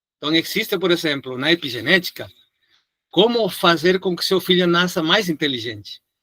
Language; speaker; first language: Portuguese; non-native, fluent; Spanish